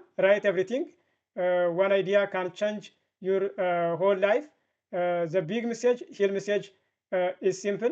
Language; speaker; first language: English; non-native, fluent; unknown